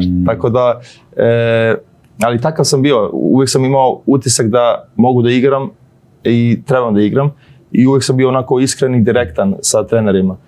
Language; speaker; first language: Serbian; early bilingual, heritage; Serbian